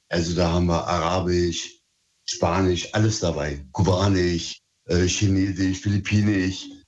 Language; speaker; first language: German; early bilingual, other home language; Turkish